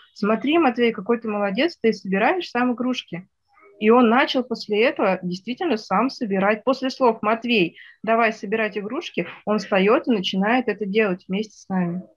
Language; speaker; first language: Russian; native; Russian